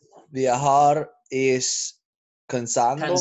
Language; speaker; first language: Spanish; non-native, learner; English